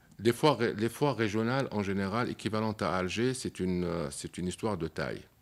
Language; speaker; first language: French; non-native, local second language; Arabic